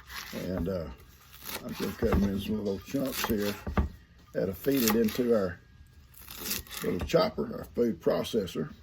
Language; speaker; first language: English; native; English